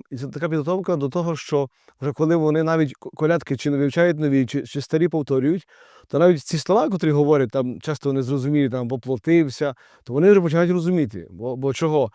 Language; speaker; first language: Ukrainian; native; Ukrainian